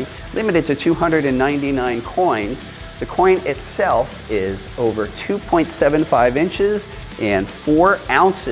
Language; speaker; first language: English; native; English